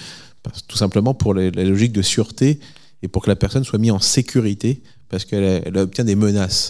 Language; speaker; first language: French; native; French